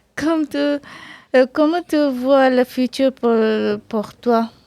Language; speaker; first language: French; non-native, learner; Bangla